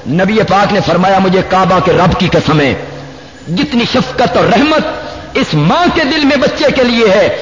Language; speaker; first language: Urdu; non-native, local second language; Punjabi